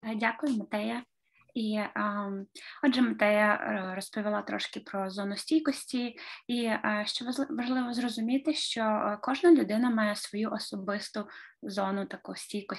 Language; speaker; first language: Ukrainian; native; Ukrainian